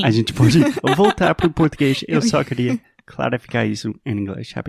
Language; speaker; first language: Portuguese; non-native, fluent; English